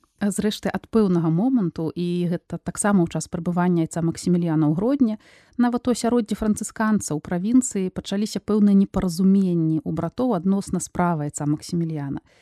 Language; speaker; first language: Belarusian; non-native, local second language; Russian